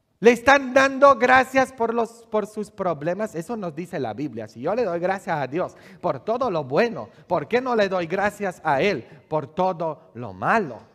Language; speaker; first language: Spanish; non-native, fluent; Polish